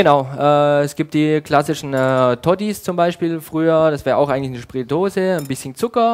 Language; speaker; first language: German; native; German